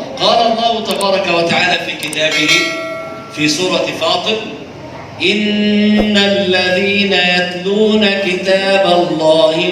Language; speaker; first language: Arabic; native; Arabic